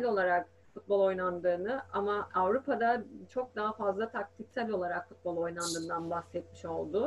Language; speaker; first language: Turkish; native; Turkish